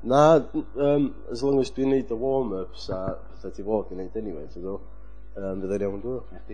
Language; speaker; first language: Welsh; native; Welsh